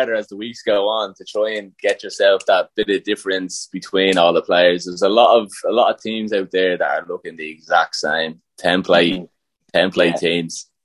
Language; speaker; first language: English; native; English